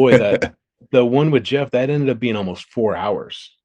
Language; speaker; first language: English; native; English